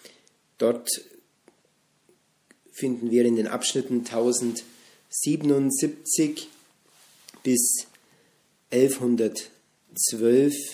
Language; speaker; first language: German; native; German